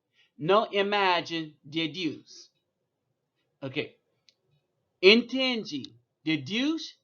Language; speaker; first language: Portuguese; non-native, learner; English